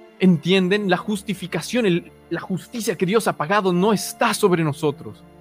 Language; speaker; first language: Spanish; native; Spanish